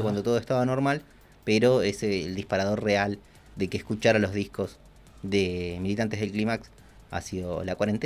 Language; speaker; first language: Spanish; native; Spanish